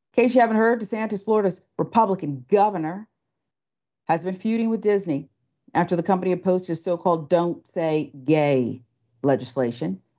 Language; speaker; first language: English; native; English